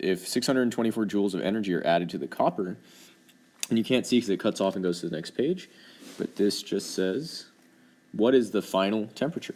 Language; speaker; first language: English; native; English